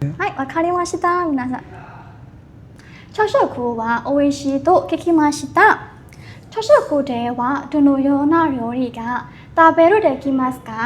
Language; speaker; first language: Japanese; non-native, learner; Burmese